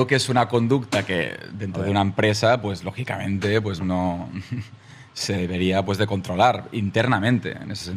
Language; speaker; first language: Spanish; native; Spanish